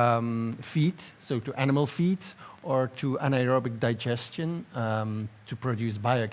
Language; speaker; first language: English; non-native, fluent; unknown